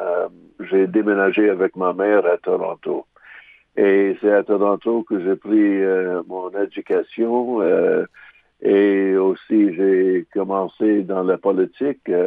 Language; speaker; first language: French; non-native, local second language; English